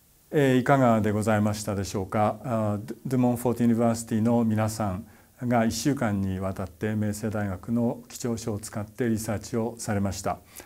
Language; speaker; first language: Japanese; native; Japanese